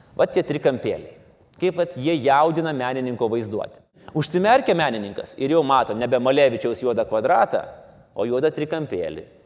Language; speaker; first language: Lithuanian; native; Lithuanian